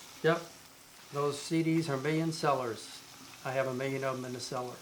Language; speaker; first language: English; native; English